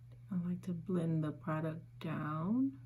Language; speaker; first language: English; native; English